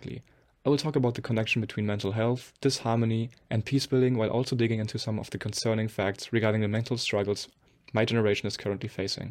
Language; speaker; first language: English; non-native, fluent; German